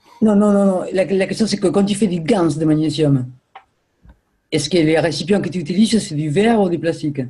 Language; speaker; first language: French; native; French